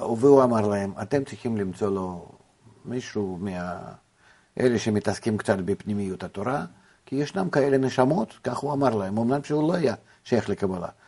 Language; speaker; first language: Hebrew; non-native, fluent; Russian